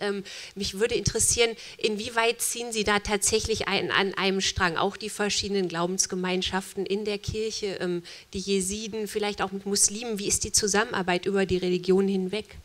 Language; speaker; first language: German; native; German